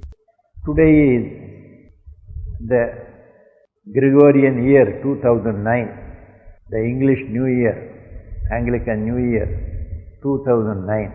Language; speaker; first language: English; non-native, local second language; Tamil